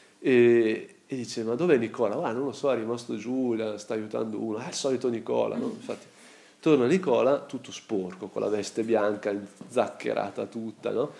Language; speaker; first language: Italian; native; Italian